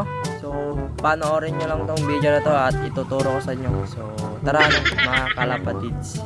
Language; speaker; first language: Filipino; native; Filipino